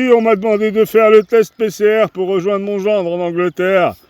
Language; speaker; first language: French; native; French